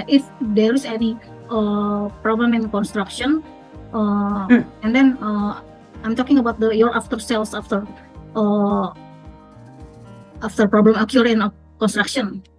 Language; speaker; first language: English; non-native, fluent; Indonesian